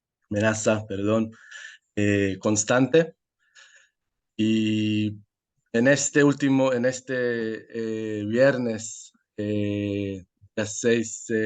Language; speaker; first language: Spanish; non-native, fluent; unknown